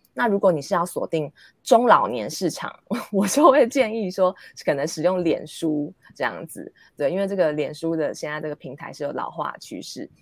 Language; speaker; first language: Chinese; native; Chinese